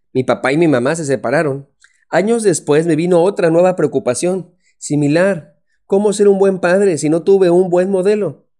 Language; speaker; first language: Spanish; native; Spanish